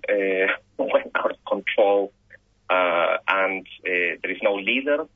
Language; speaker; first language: English; non-native, fluent; Spanish